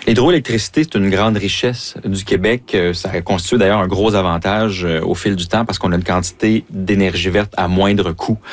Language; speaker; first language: French; native; French